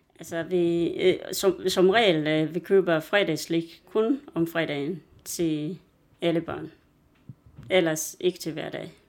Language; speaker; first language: Danish; non-native, fluent; Swahili